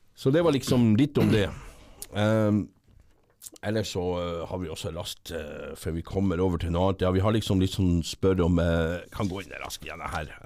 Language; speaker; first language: Norwegian; native; Norwegian